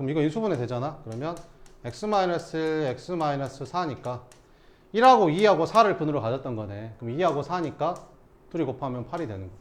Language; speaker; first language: Korean; native; Korean